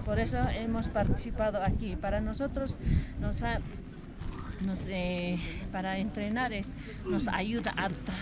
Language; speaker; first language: Spanish; non-native, local second language; Aymara